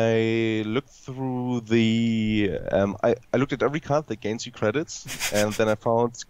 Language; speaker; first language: English; non-native, fluent; German